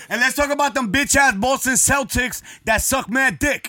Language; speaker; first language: English; native; English